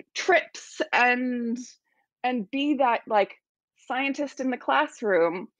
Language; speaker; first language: English; native; English